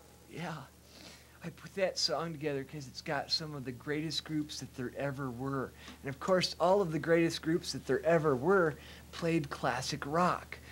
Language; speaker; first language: English; native; English